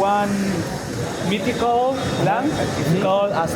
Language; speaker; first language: English; non-native, learner; Korean